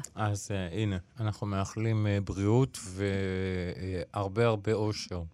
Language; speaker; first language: Hebrew; non-native, fluent; Russian